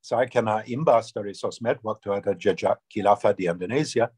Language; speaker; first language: Indonesian; non-native, fluent; English